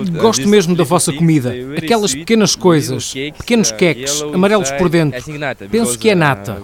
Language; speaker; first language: Portuguese; non-native, learner; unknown